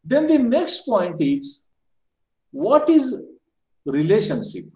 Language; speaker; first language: English; non-native, local second language; Marathi